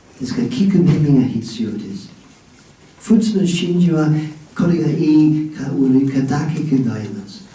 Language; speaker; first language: Japanese; non-native, fluent; English